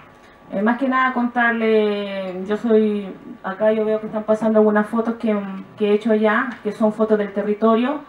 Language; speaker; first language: Spanish; native; Spanish